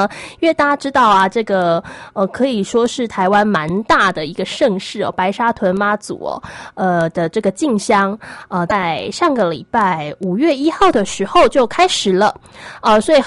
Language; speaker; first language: Chinese; native; Chinese